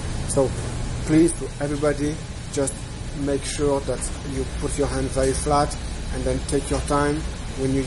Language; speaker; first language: English; non-native, fluent; French